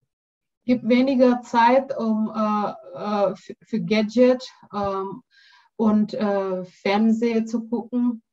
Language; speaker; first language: German; non-native, learner; Indonesian